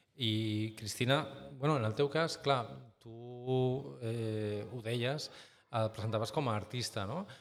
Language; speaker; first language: Catalan; native; Catalan